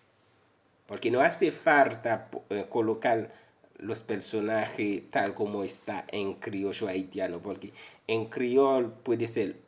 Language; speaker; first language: Spanish; non-native, fluent; Haitian Creole